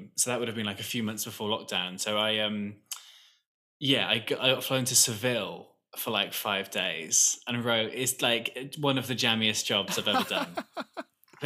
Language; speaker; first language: English; native; English